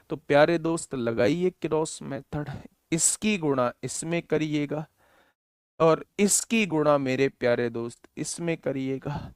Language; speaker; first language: Hindi; native; Hindi